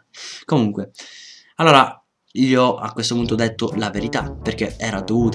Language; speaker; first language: Italian; native; Italian